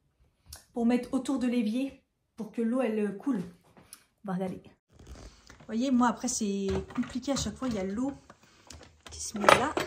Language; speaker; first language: French; native; French